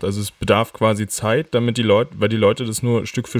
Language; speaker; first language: German; native; German